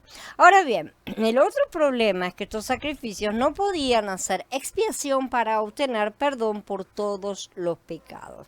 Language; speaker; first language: Spanish; native; Spanish